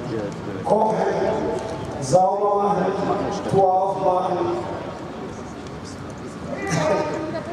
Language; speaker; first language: German; non-native, learner; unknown